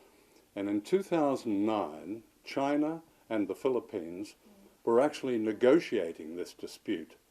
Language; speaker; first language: English; native; English